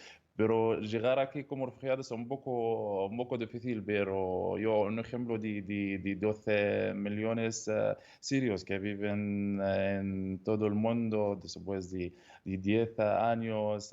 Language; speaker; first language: Spanish; non-native, learner; Arabic